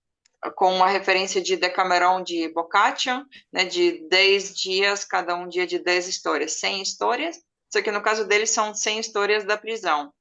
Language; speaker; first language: Portuguese; non-native, fluent; Belarusian